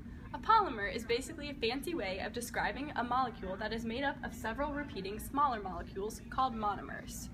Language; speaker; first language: English; native; English